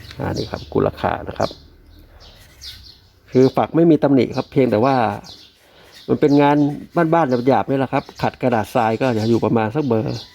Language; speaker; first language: Thai; native; Thai